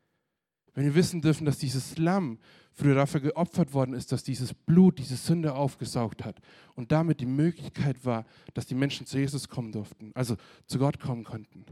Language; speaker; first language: German; native; German